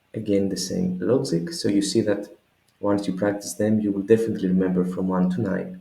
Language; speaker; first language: English; non-native, fluent; Greek